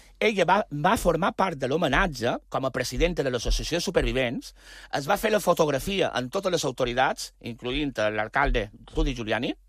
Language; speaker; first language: Catalan; native; Catalan